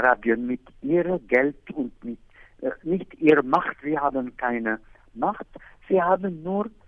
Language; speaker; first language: German; non-native, fluent; Arabic